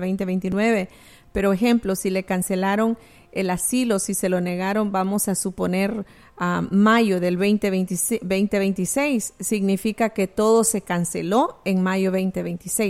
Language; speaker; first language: Spanish; native; Spanish